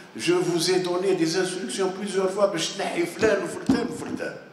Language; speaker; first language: French; non-native, local second language; Arabic